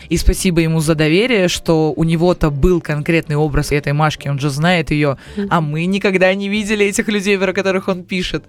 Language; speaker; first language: Russian; native; Russian